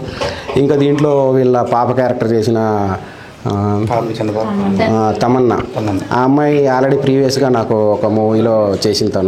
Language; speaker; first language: Telugu; native; Telugu